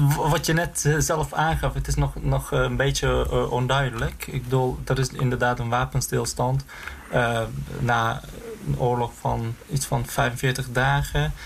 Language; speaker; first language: Dutch; early bilingual, other home language; Azerbaijani